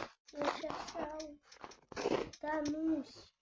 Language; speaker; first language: Russian; non-native, local second language; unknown